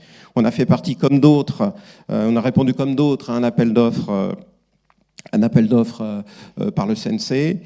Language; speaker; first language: French; native; French